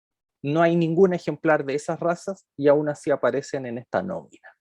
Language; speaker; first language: Spanish; native; Spanish